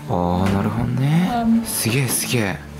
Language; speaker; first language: Japanese; native; Japanese